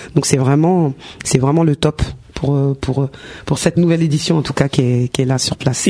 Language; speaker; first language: French; early bilingual, other home language; Wolof